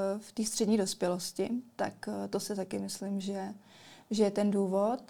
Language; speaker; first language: Czech; native; Czech